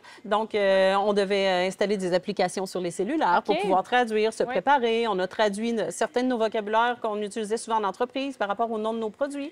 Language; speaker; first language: French; native; French